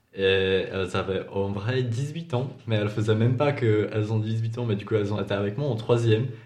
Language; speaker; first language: French; non-native, fluent; Czech